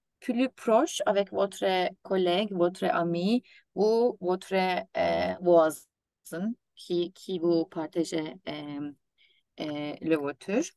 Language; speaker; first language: French; non-native, learner; Turkish